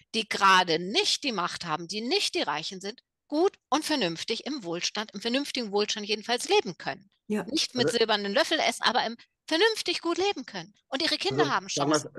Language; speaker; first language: German; native; German